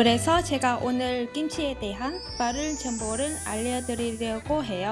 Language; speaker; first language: Korean; non-native, fluent; Vietnamese